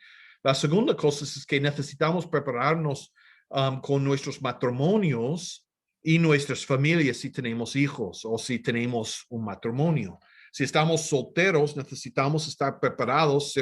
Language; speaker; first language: Spanish; non-native, fluent; English